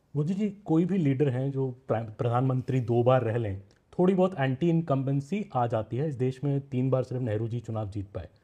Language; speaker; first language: Hindi; native; Hindi